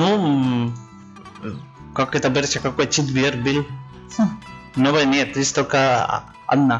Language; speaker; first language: Russian; non-native, learner; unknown